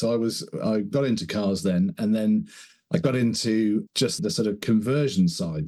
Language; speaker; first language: English; native; English